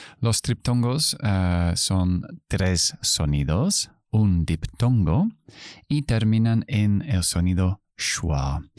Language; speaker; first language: Spanish; non-native, fluent; English